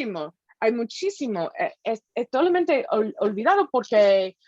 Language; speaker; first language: Spanish; non-native, fluent; English